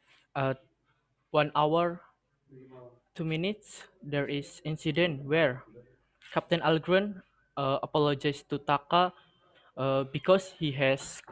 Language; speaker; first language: English; non-native, learner; Indonesian